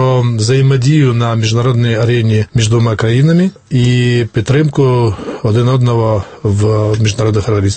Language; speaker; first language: Ukrainian; non-native, fluent; Georgian